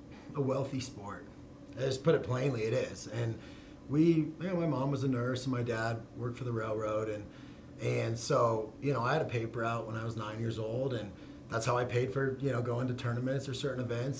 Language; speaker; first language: English; native; English